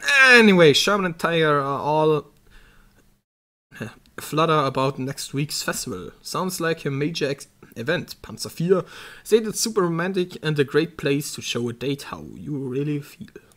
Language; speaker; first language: English; non-native, learner; German